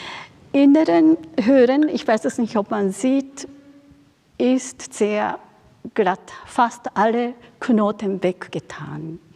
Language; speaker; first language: German; non-native, fluent; Japanese